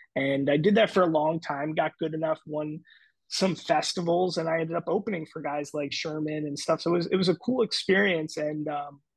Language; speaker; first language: English; native; English